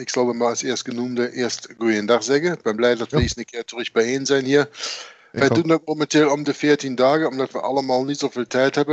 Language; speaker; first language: Dutch; native; Dutch